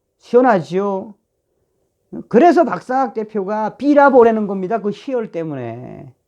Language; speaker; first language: Korean; native; Korean